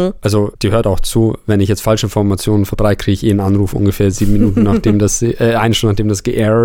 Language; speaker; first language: German; native; German